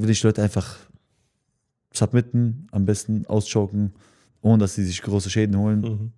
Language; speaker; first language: German; early bilingual, other home language; Chechen